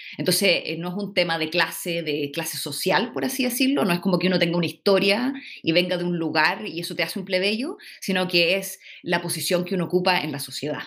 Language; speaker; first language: Spanish; native; Spanish